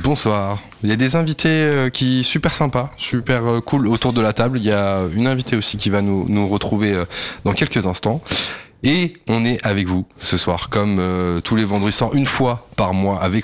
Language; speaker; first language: French; native; French